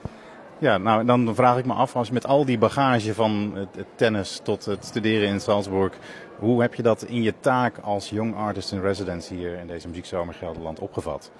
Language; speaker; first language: Dutch; native; Dutch